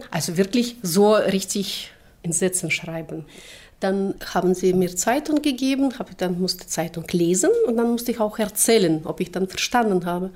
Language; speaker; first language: German; non-native, fluent; Russian